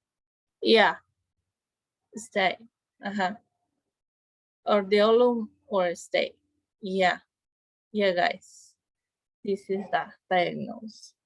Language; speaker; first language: English; non-native, learner; Spanish